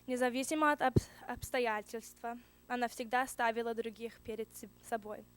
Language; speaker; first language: Russian; early bilingual, heritage; Russian